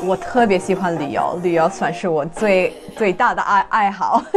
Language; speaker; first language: Chinese; non-native, fluent; English